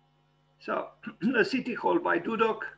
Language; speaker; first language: English; non-native, fluent; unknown